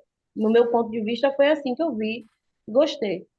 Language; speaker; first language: Portuguese; native; Portuguese